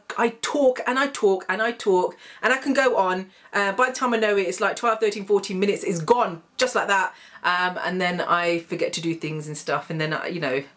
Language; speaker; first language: English; native; English